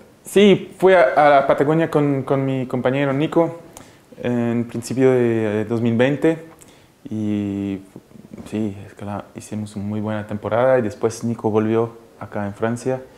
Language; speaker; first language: Spanish; early bilingual, heritage; Spanish